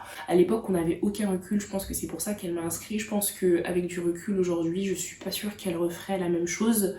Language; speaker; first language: French; native; French